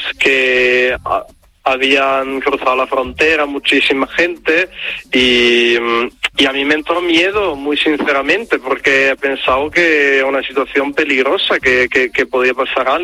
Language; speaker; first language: Spanish; non-native, fluent; Italian